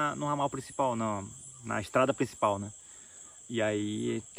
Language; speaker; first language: Portuguese; native; Portuguese